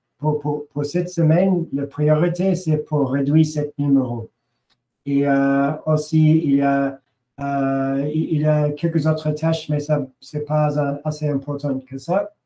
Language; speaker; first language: French; non-native, learner; English